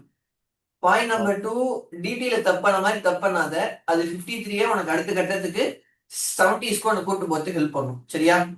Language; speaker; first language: Tamil; native; Tamil